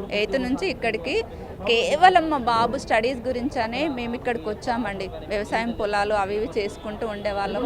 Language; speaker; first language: Telugu; native; Telugu